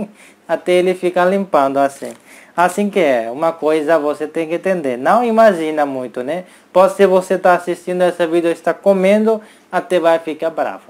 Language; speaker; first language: Portuguese; non-native, learner; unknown